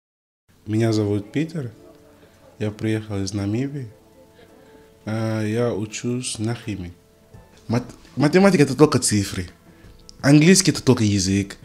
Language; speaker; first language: Russian; non-native, learner; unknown